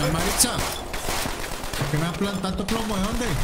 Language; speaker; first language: Spanish; native; Spanish